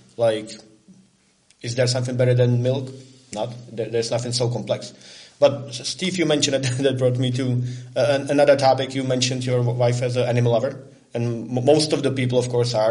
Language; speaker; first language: English; non-native, fluent; Czech